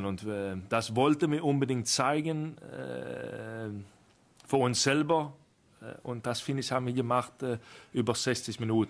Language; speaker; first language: German; non-native, fluent; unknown